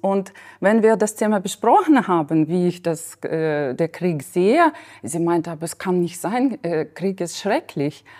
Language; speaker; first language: German; non-native, fluent; Ukrainian